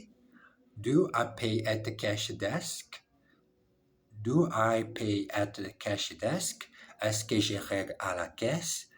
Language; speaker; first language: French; non-native, learner; English